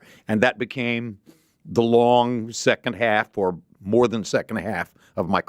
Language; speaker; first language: English; native; English